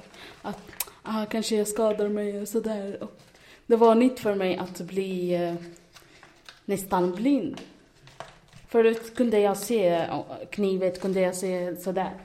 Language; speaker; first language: Swedish; non-native, learner; Arabic